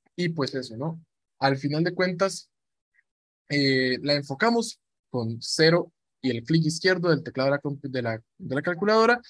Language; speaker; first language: Spanish; native; Spanish